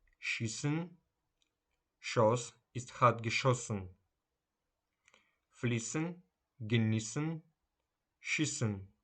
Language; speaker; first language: German; non-native, fluent; Ukrainian